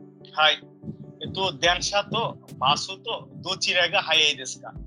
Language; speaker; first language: Japanese; non-native, fluent; Bangla